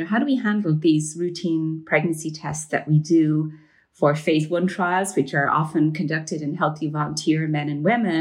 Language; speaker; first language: English; native; English